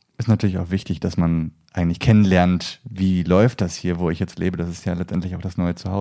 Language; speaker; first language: German; native; German